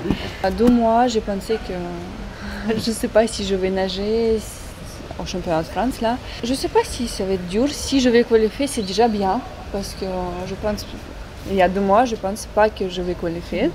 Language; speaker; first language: French; non-native, learner; Russian